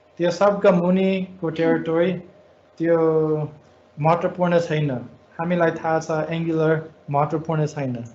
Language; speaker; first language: Nepali; non-native, fluent; English